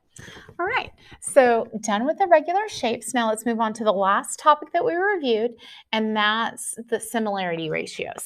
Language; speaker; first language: English; native; English